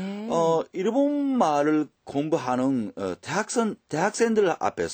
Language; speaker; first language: Korean; non-native, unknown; Japanese